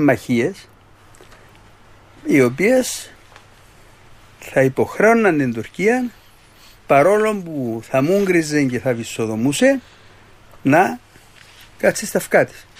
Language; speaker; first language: Greek; native; Greek